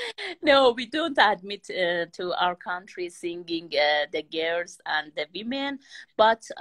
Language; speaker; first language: English; non-native, learner; Persian